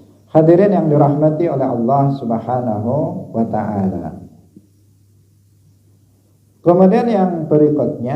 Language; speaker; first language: Indonesian; non-native, local second language; Javanese